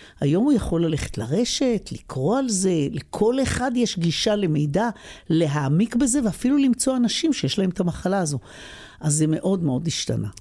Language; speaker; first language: Hebrew; native; Hebrew